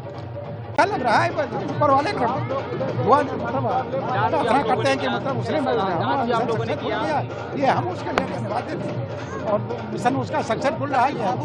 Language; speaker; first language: Hindi; native; Hindi